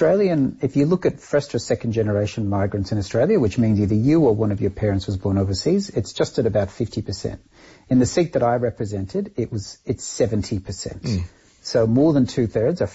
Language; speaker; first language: English; native; English